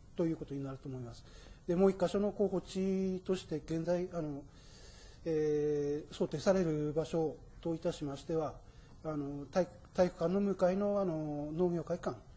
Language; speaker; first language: Japanese; native; Japanese